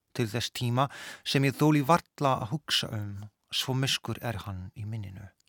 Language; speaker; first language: Icelandic; non-native, fluent; Polish